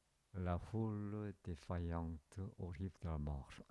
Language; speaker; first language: French; non-native, learner; Korean